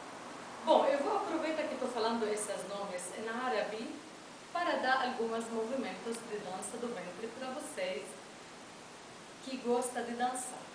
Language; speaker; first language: Portuguese; non-native, fluent; Arabic